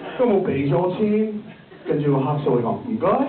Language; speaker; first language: Cantonese; non-native, learner; English